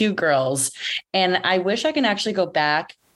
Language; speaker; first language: English; early bilingual, other home language; Greek